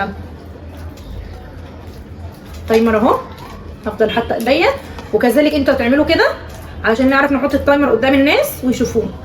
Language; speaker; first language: Arabic; native; Arabic